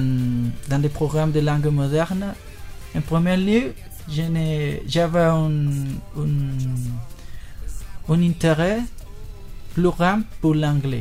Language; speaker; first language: French; non-native, learner; Spanish